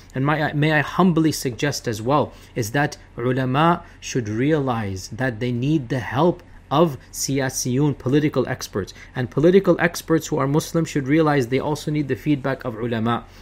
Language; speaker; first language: English; early bilingual, other home language; Urdu